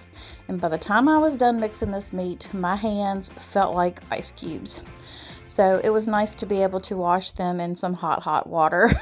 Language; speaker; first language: English; native; English